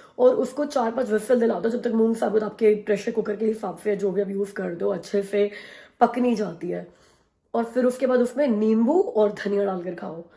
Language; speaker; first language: Hindi; native; Hindi